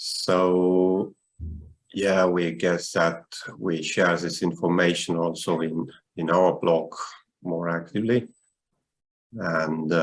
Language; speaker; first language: English; non-native, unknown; Estonian